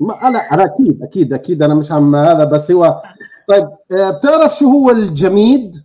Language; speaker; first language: Arabic; native; Arabic